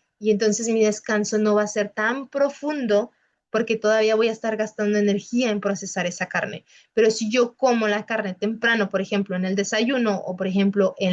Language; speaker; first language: Spanish; native; Spanish